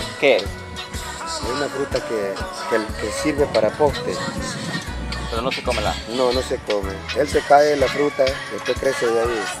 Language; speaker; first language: Spanish; non-native, local second language; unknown